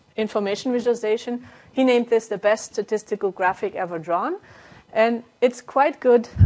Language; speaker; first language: English; non-native, fluent; German